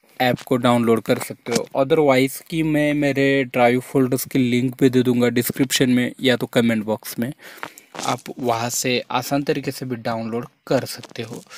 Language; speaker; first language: Hindi; non-native, local second language; Marathi